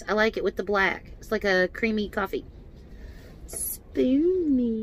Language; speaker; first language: English; native; English